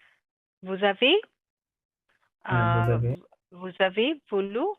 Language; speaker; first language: French; non-native, learner; Bangla